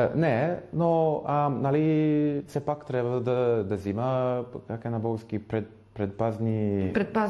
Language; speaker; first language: Bulgarian; non-native, fluent; English